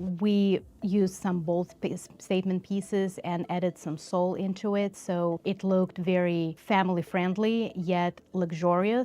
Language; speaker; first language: English; non-native, fluent; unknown